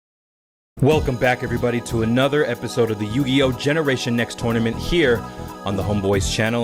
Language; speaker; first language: English; native; English